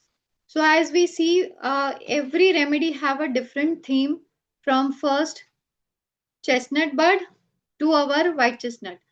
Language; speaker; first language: English; non-native, local second language; Gujarati